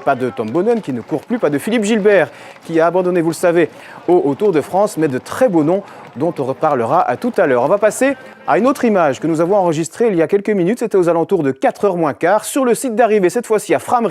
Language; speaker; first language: French; native; French